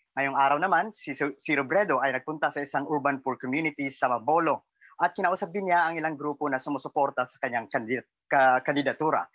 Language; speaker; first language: Filipino; non-native, local second language; Cebuano